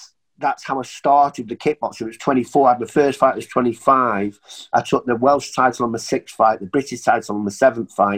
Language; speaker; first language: English; native; English